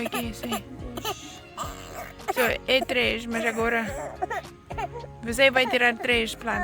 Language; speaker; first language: Portuguese; non-native, learner; English